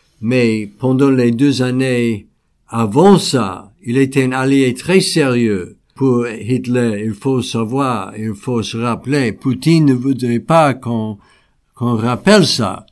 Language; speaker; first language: French; non-native, fluent; English